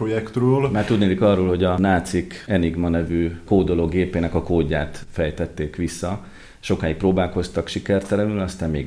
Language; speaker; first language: Hungarian; native; Hungarian